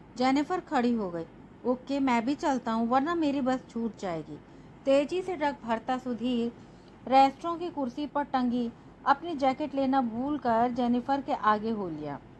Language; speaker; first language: Hindi; native; Hindi